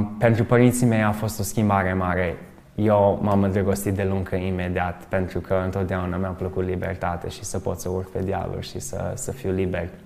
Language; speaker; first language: Romanian; early bilingual, other home language; English